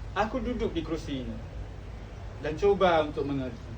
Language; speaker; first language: Malay; native; Malay